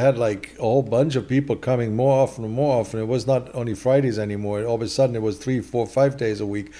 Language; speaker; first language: English; non-native, fluent; German